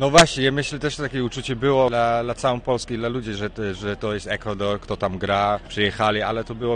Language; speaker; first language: Polish; early bilingual, heritage; Polish